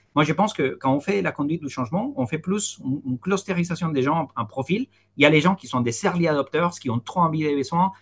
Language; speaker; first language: French; non-native, fluent; Spanish